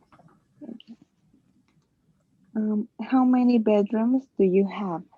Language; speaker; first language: English; non-native, learner; Spanish